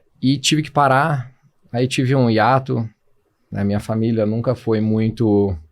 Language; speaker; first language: Portuguese; native; Portuguese